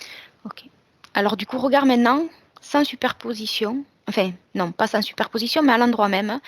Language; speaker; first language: French; native; French